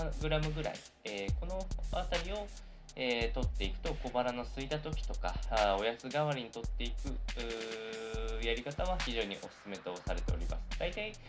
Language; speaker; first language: Japanese; native; Japanese